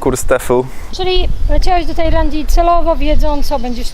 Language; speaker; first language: Polish; native; Polish